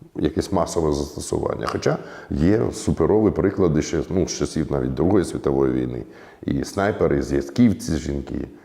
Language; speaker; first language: Ukrainian; non-native, local second language; Russian